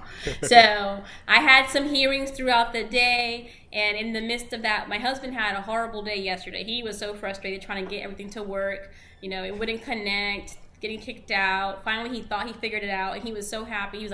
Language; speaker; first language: English; early bilingual, other home language; Spanish